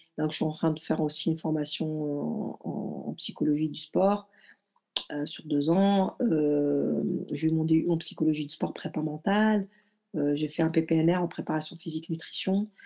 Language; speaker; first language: French; early bilingual, other home language; Arabic